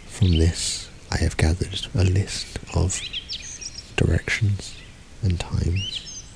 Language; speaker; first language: English; native; English